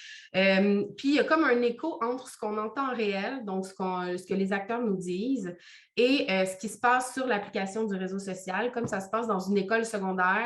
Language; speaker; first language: French; native; French